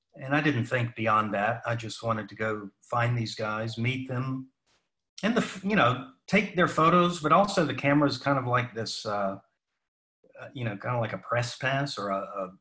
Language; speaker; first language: English; native; English